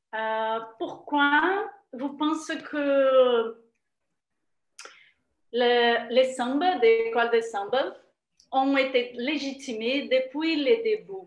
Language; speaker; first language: French; non-native, learner; Portuguese